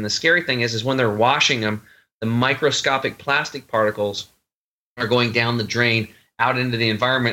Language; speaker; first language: English; native; English